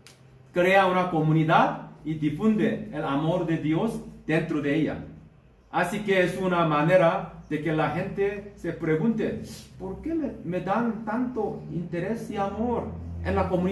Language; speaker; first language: Spanish; non-native, learner; Korean